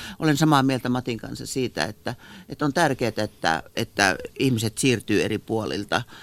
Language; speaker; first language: Finnish; native; Finnish